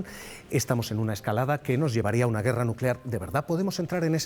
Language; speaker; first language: Spanish; native; Spanish